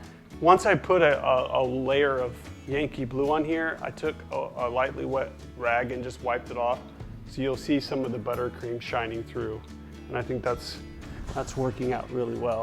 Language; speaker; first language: English; native; English